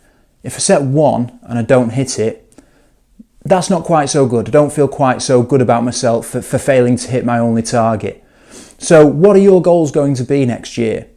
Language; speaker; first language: English; native; English